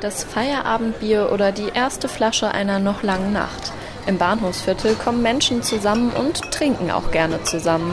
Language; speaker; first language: German; native; German